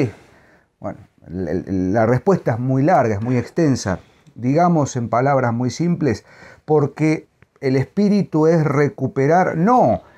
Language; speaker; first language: Spanish; native; Spanish